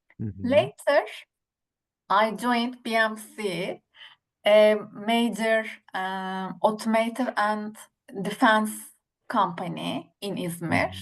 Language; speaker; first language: English; non-native, learner; Turkish